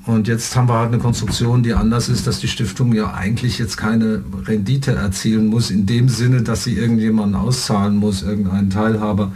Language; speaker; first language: German; native; German